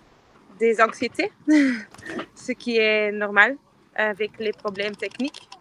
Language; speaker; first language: French; non-native, fluent; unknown